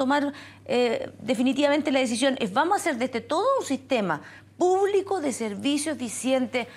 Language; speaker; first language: Spanish; native; Spanish